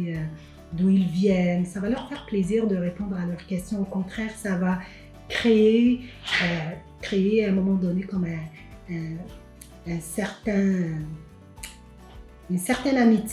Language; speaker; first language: French; non-native, local second language; Arabic